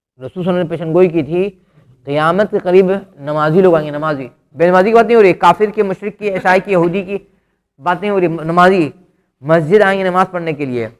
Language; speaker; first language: Urdu; native; Urdu